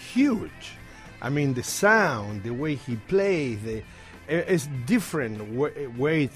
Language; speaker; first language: English; non-native, fluent; Spanish